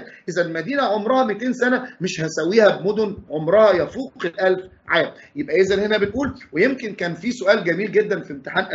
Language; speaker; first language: Arabic; native; Arabic